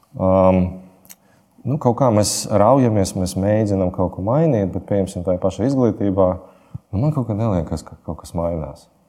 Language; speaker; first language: Latvian; non-native, local second language; Russian